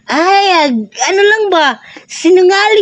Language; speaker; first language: Filipino; non-native, local second language; Cebuano